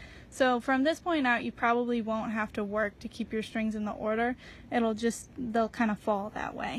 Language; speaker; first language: English; native; English